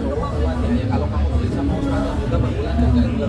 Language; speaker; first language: Indonesian; non-native, learner; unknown